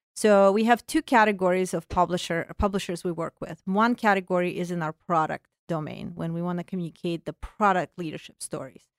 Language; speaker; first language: English; non-native, fluent; Russian